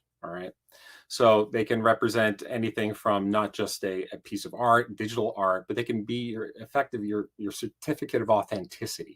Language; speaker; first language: English; native; English